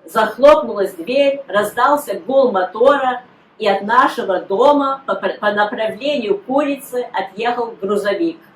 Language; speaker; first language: Russian; early bilingual, heritage; Russian